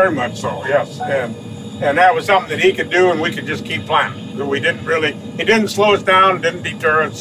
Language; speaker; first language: English; native; English